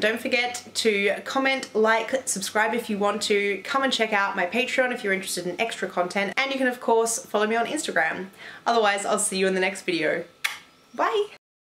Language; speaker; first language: English; native; English